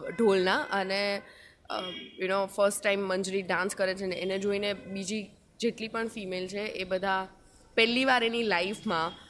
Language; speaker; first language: Gujarati; native; Gujarati